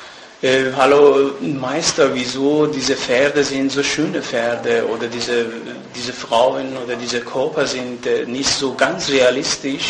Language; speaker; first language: German; non-native, fluent; Persian